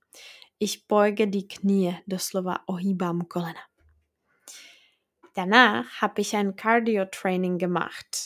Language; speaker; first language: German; non-native, fluent; Czech